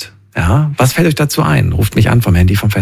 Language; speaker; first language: German; native; German